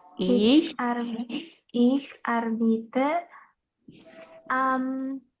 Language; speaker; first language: German; non-native, learner; Indonesian